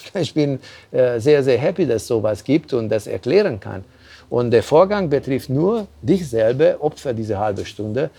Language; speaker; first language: German; non-native, fluent; Hungarian